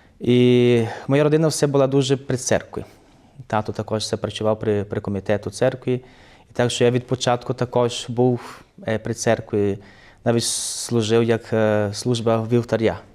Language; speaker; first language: Ukrainian; early bilingual, heritage; Ukrainian